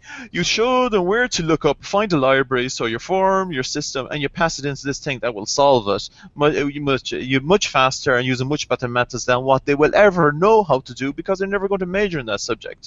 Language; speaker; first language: English; native; English